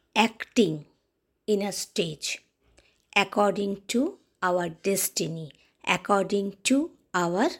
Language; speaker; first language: English; non-native, local second language; Bangla